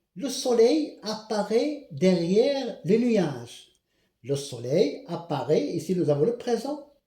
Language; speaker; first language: French; non-native, local second language; Arabic